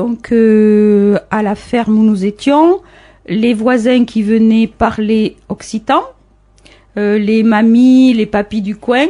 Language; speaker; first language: French; native; French